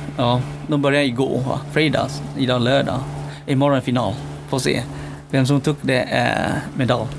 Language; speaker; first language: Swedish; non-native, learner; S'gaw Karen